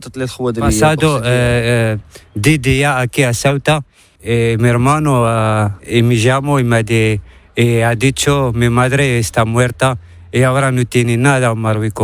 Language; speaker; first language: Spanish; non-native, learner; Arabic